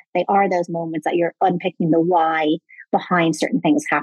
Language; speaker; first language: English; native; English